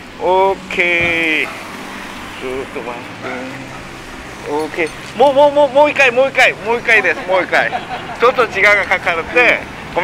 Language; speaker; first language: Japanese; non-native, learner; Korean